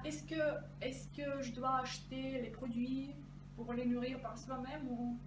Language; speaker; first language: French; non-native, fluent; Russian